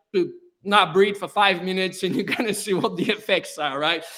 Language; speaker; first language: English; non-native, fluent; Bulgarian